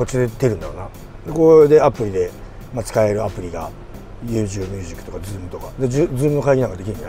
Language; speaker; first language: Japanese; native; Japanese